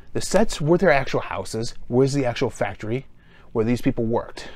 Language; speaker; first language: English; native; English